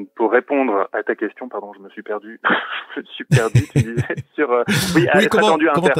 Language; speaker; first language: French; native; French